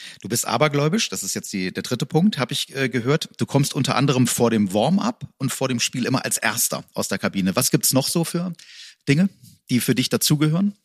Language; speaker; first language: German; native; German